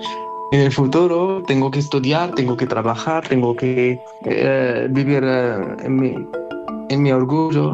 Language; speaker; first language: Spanish; non-native, learner; Arabic